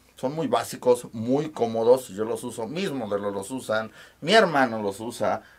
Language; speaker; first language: Spanish; native; Spanish